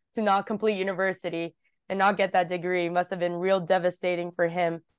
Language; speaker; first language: English; early bilingual, other home language; Japanese